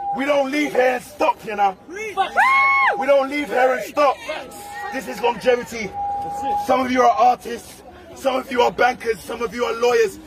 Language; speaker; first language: English; native; English